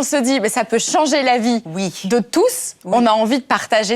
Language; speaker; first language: French; native; French